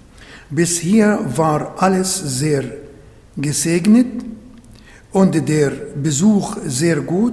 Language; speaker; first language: German; non-native, fluent; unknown